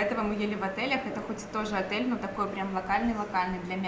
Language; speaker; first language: Russian; native; Russian